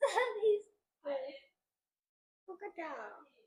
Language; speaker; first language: Finnish; early bilingual, other home language; Kinyarwanda